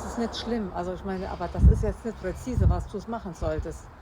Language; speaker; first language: German; native; German